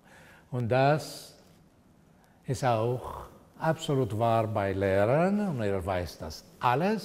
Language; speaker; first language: German; non-native, fluent; Portuguese